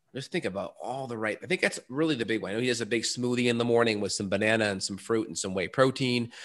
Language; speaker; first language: English; native; English